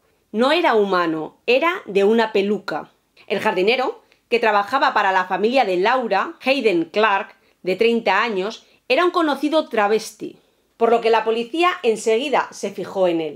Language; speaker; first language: Spanish; native; Spanish